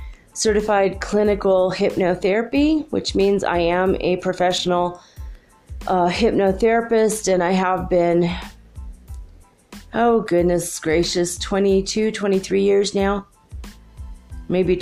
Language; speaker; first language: English; native; English